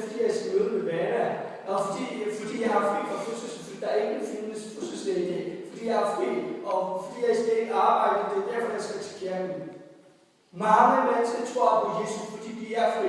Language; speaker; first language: Danish; non-native, fluent; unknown